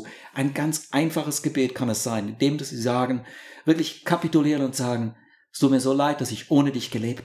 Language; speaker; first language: German; native; German